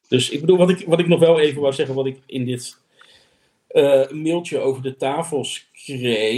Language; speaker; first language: Dutch; native; Dutch